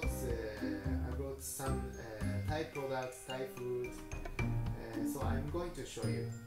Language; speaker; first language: English; non-native, fluent; Japanese